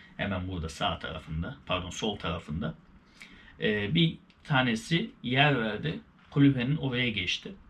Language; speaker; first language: Turkish; native; Turkish